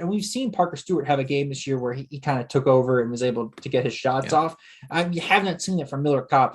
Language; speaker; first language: English; native; English